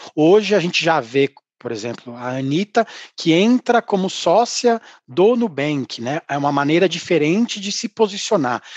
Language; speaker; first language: Portuguese; native; Portuguese